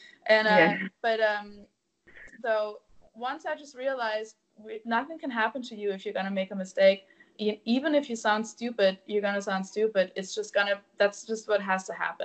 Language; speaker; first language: English; non-native, fluent; German